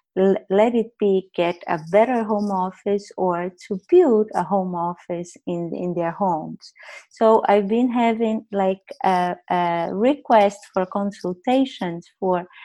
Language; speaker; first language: English; non-native, fluent; Portuguese